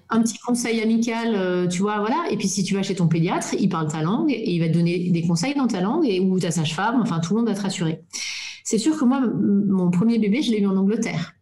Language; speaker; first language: French; native; French